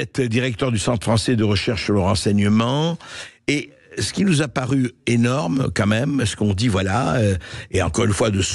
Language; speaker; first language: French; native; French